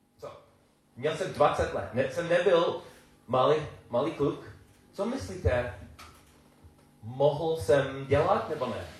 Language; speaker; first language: Czech; non-native, learner; English